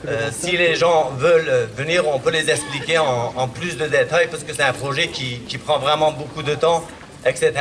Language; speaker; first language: French; non-native, fluent; Kurdish